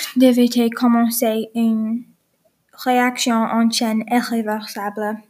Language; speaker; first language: French; non-native, learner; English